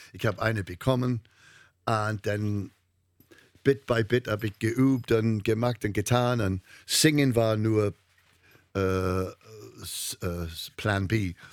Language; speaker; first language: German; non-native, learner; English